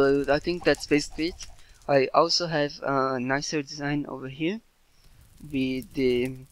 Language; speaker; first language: English; non-native, fluent; Portuguese